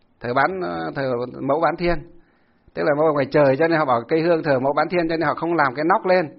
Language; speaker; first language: Vietnamese; non-native, local second language; Muong